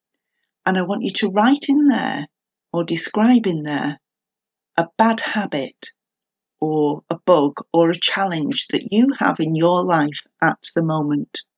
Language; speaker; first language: English; native; English